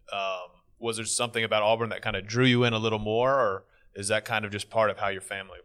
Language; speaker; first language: English; native; English